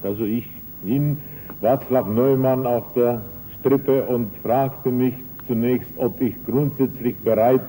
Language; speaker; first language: German; non-native, fluent; Czech